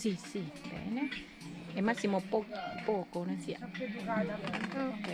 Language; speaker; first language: Italian; non-native, learner; Thai